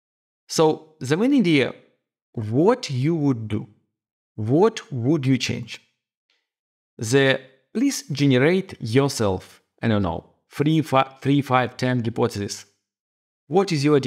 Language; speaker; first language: English; non-native, fluent; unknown